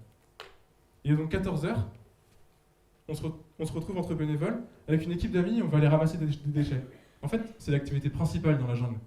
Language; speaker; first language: French; native; French